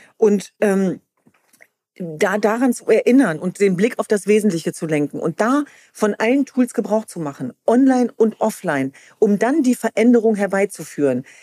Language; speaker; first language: German; early bilingual, other home language; Kurdish